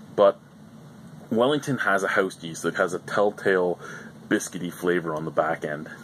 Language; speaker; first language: English; native; English